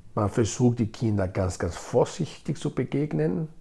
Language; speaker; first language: German; non-native, fluent; Bini